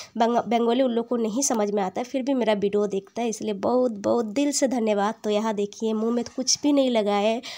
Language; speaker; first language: Hindi; non-native, local second language; Bangla